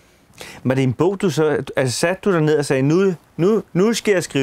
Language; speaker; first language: Danish; native; Danish